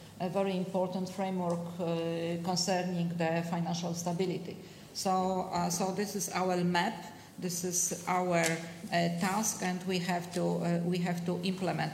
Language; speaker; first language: English; non-native, fluent; Polish